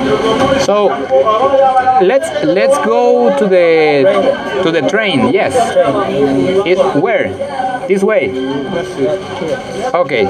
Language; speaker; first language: English; non-native, learner; Spanish